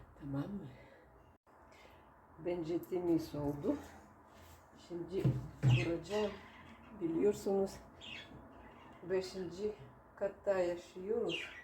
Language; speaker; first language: Turkish; non-native, learner; Russian